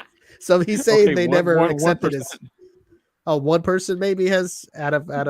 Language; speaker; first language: English; native; English